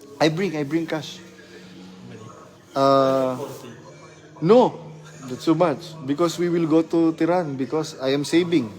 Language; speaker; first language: English; non-native, learner; Filipino